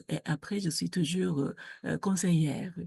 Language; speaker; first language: French; non-native, fluent; Japanese